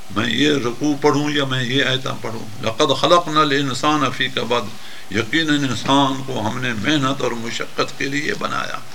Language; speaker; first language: Urdu; non-native, local second language; Punjabi